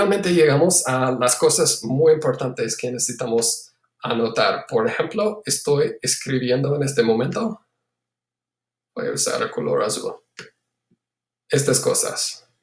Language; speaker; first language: Spanish; non-native, fluent; English